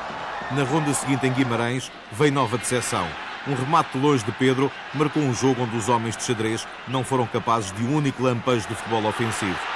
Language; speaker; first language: Portuguese; native; Portuguese